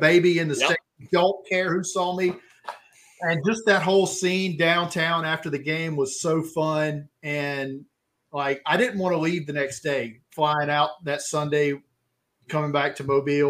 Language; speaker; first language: English; native; English